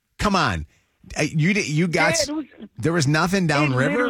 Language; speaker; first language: English; native; English